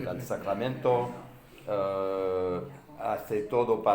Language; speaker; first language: Spanish; non-native, learner; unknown